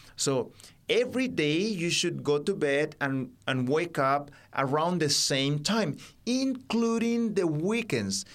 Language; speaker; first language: English; non-native, fluent; Spanish